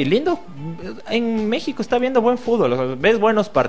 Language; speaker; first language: Spanish; native; Spanish